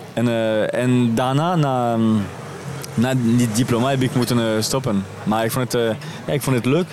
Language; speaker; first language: Dutch; non-native, fluent; French